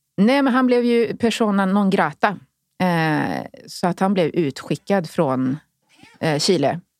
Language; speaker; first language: Swedish; early bilingual, other home language; Spanish